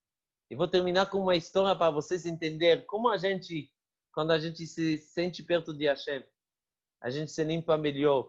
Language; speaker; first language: Portuguese; non-native, fluent; Hebrew